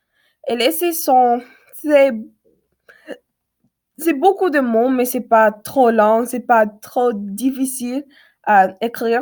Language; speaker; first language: French; non-native, learner; English